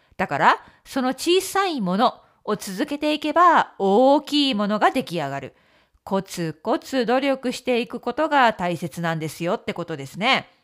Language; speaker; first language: Japanese; native; Japanese